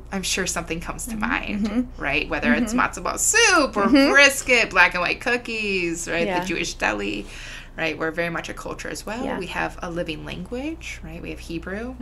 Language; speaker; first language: English; native; English